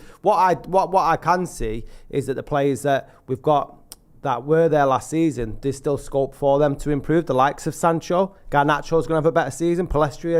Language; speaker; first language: English; native; English